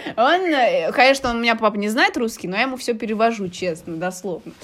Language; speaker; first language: Russian; non-native, fluent; Arabic